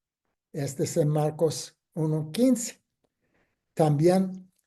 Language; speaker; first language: Spanish; non-native, fluent; English